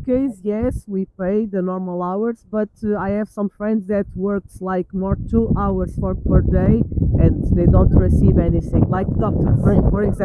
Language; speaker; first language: English; non-native, learner; Portuguese